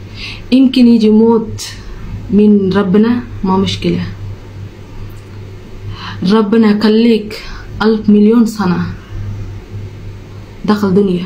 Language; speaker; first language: Arabic; non-native, learner; Telugu